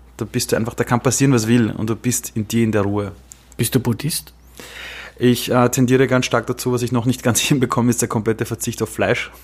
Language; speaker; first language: German; early bilingual, other home language; Persian